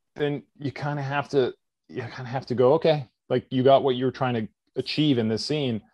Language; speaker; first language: English; native; English